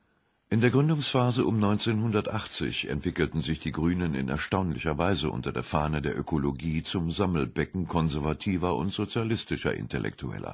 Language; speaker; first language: German; native; German